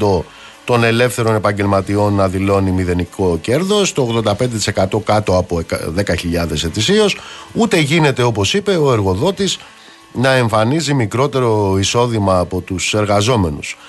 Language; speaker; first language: Greek; native; Greek